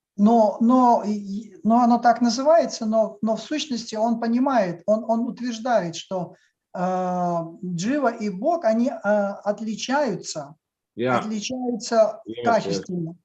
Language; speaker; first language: Russian; native; Russian